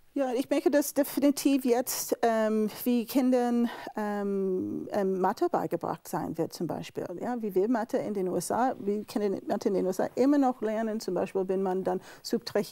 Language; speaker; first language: German; non-native, fluent; English